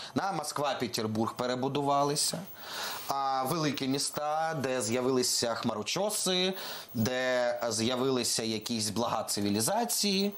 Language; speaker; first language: Ukrainian; non-native, local second language; Russian